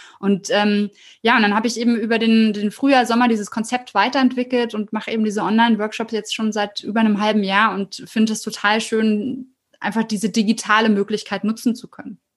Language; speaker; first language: German; native; German